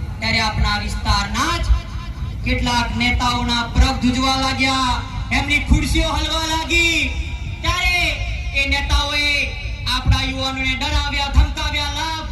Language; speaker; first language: Gujarati; non-native, local second language; Rathawi